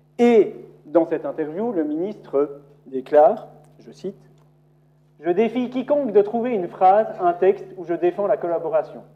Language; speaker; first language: French; native; French